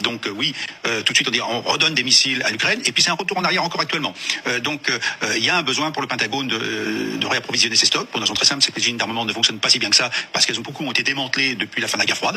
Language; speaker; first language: French; native; French